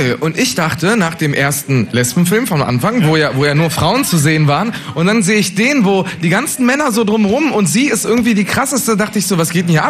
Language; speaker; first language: German; native; German